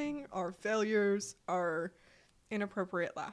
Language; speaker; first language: English; native; English